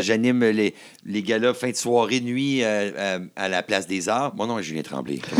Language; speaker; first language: French; native; French